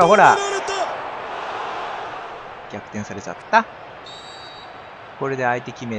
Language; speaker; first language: Japanese; native; Japanese